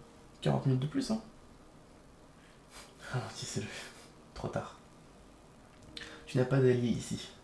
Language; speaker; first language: French; native; French